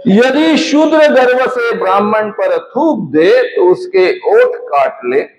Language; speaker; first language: Hindi; non-native, local second language; Marathi